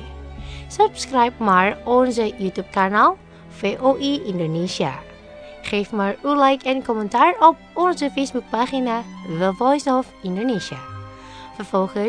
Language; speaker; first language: Dutch; non-native, fluent; Indonesian